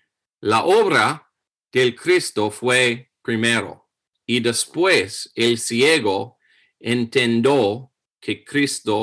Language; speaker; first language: Spanish; non-native, fluent; English